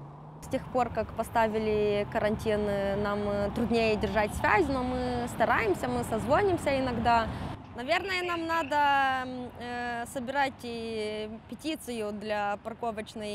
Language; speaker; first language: Russian; non-native, local second language; Romanian